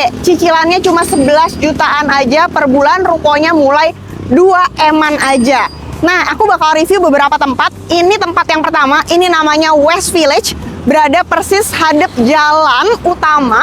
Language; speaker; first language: Indonesian; native; Indonesian